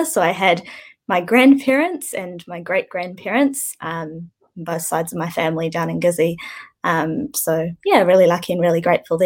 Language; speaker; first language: English; native; English